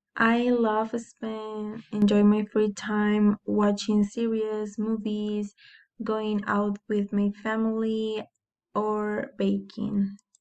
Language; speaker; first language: English; non-native, learner; Spanish